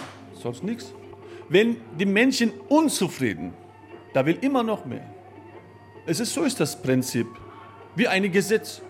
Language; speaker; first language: German; non-native, learner; Turkish